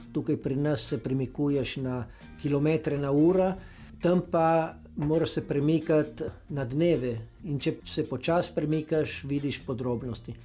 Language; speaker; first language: Slovenian; native; Slovenian